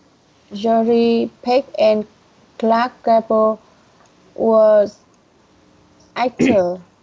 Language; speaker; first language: English; non-native, learner; Vietnamese